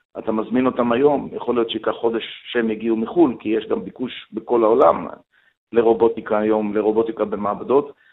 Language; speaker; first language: Hebrew; non-native, fluent; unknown